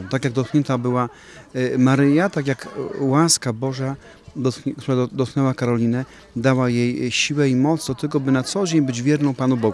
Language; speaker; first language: Polish; native; Polish